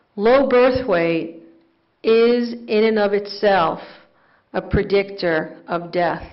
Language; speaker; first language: English; native; English